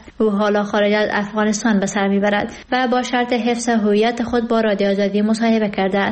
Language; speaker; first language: Persian; native; Persian